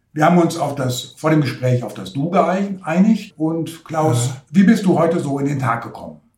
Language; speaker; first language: German; native; German